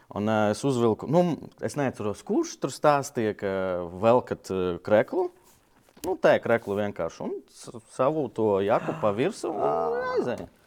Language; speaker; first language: Latvian; non-native, local second language; Russian